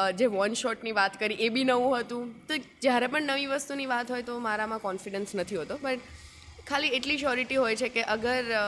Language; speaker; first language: Gujarati; native; Gujarati